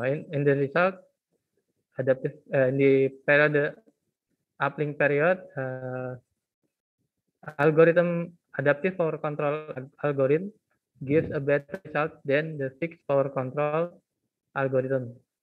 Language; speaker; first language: English; non-native, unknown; Indonesian